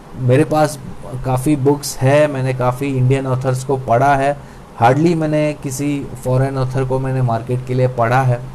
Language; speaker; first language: Hindi; non-native, local second language; Marathi